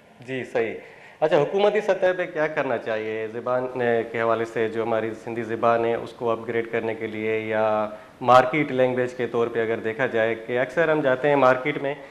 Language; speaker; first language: Urdu; non-native, local second language; Sindhi